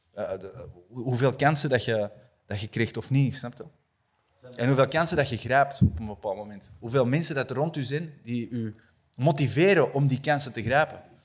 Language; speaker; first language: Dutch; native; Dutch